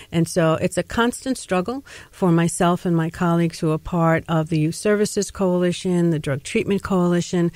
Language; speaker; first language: English; native; English